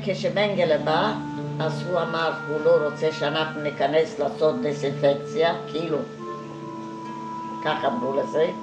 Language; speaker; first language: Hebrew; non-native, fluent; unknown